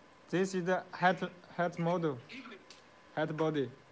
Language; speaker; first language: English; non-native, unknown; Chinese